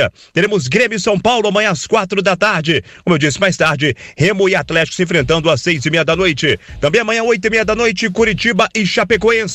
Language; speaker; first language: Portuguese; native; Portuguese